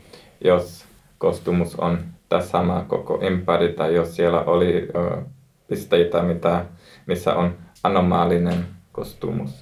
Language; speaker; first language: Finnish; non-native, learner; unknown